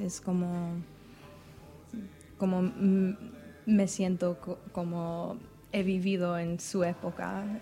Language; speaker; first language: Spanish; non-native, learner; English